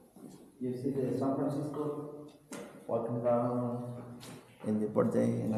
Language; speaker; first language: English; non-native, learner; Spanish